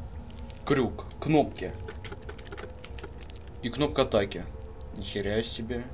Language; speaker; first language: Russian; native; Russian